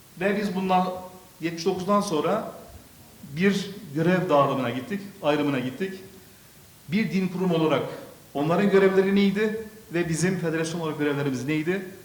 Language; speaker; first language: Turkish; early bilingual, other home language; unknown